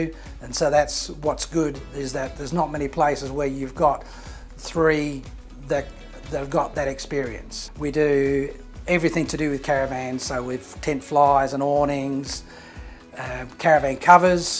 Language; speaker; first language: English; early bilingual, other home language; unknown